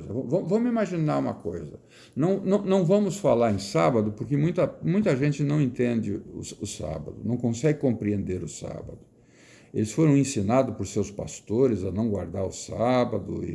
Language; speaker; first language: Portuguese; native; Portuguese